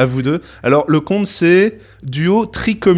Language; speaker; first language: French; native; French